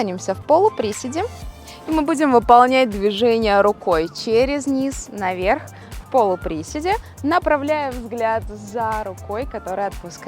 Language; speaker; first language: Russian; native; Russian